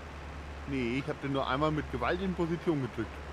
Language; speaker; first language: German; native; German